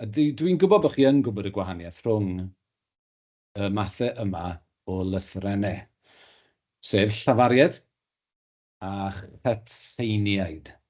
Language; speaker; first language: Welsh; native; Welsh